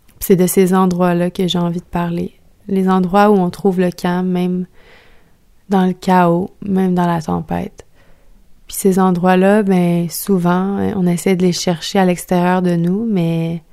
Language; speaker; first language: French; native; French